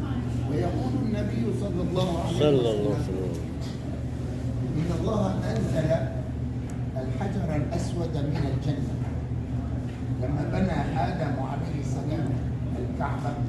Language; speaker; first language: Arabic; native; Arabic